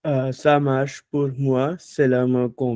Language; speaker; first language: French; non-native, learner; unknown